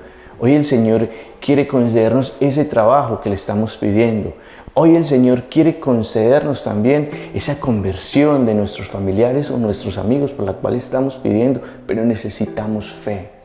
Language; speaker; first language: Spanish; native; Spanish